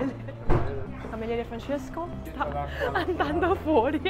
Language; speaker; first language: Italian; non-native, learner; Chinese